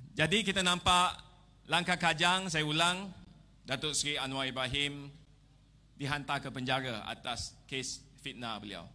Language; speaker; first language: Malay; non-native, local second language; Chinese